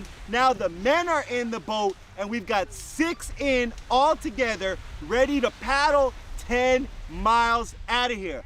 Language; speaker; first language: English; native; English